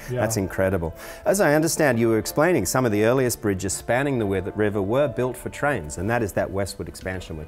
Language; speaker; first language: English; native; English